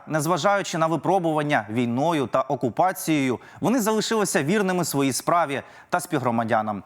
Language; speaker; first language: Ukrainian; native; Ukrainian